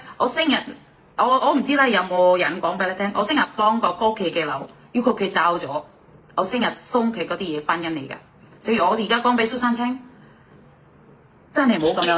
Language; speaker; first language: Cantonese; non-native, fluent; Indonesian